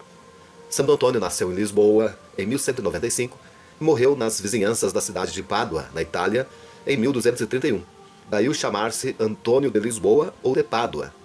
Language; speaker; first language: Portuguese; native; Portuguese